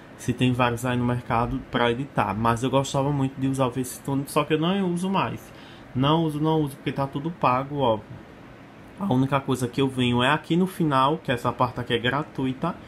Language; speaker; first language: Portuguese; native; Portuguese